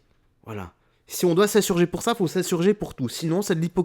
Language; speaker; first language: French; native; French